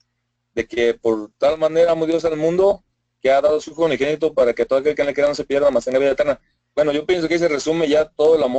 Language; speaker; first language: Spanish; native; Spanish